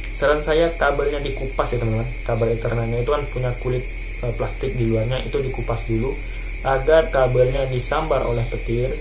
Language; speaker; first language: Indonesian; non-native, local second language; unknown